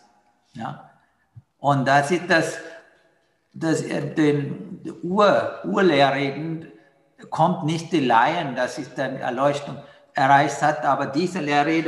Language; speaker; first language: German; non-native, fluent; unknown